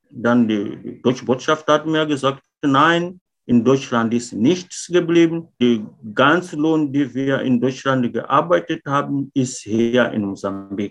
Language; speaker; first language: German; non-native, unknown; Portuguese